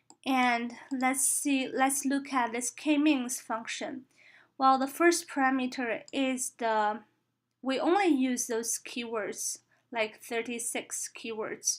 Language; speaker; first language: English; non-native, fluent; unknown